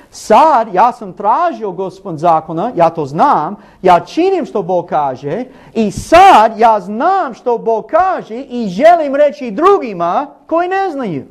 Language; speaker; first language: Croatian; non-native, learner; English